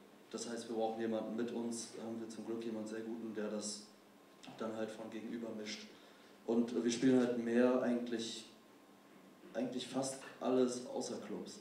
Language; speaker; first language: German; native; German